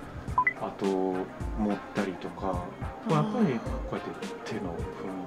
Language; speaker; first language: Japanese; native; Japanese